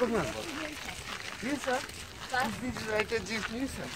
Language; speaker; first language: German; non-native, learner; Arabic